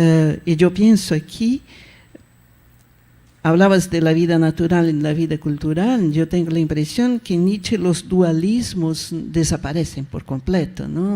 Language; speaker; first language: Spanish; non-native, fluent; Portuguese